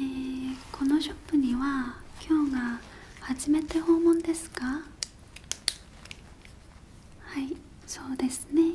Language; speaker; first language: Japanese; non-native, learner; Korean